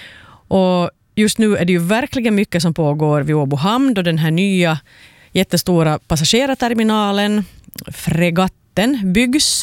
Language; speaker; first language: Swedish; native; Swedish